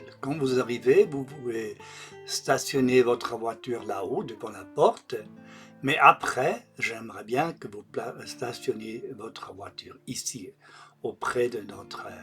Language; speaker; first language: French; non-native, local second language; German